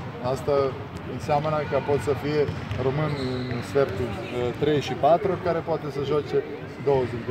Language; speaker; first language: Romanian; non-native, fluent; Serbian